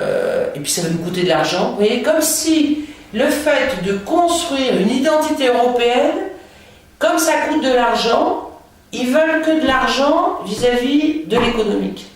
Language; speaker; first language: French; native; French